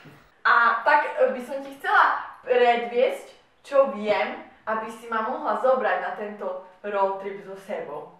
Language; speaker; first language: Slovak; non-native, local second language; Hungarian